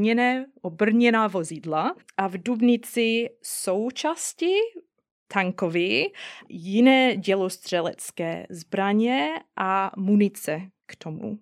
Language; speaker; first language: Czech; non-native, fluent; English